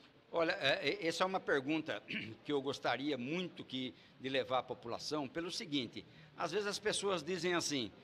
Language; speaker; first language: Portuguese; native; Portuguese